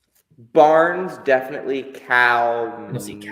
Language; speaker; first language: English; native; English